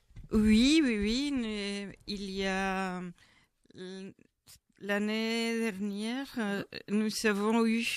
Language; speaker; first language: French; non-native, fluent; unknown